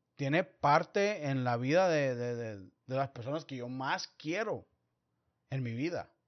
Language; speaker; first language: Spanish; early bilingual, heritage; Spanish